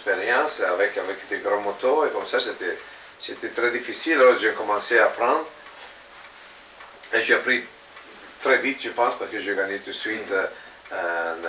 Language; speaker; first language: French; non-native, fluent; Italian